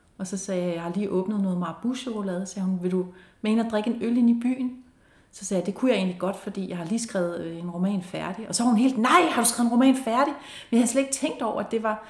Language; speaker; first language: Danish; native; Danish